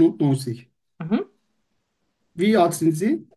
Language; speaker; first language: German; non-native, learner; Turkish